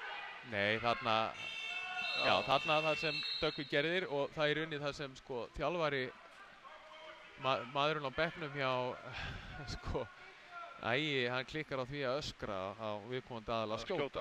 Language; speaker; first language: Icelandic; native; Icelandic